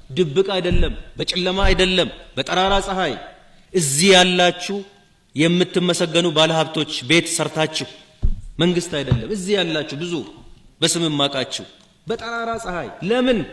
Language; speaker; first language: Amharic; non-native, local second language; Oromo